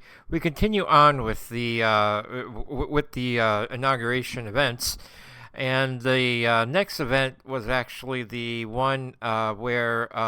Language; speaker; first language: English; native; English